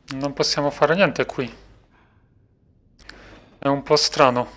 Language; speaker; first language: Italian; non-native, fluent; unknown